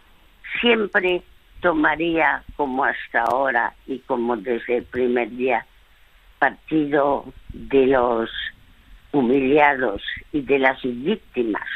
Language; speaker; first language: Spanish; early bilingual, other home language; French